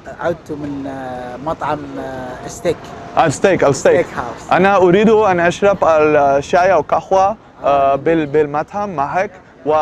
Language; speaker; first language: Arabic; non-native, learner; Dutch